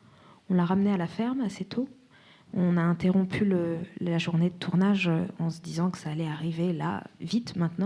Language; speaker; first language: French; native; French